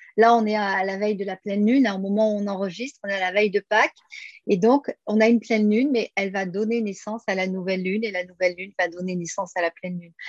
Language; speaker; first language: French; native; French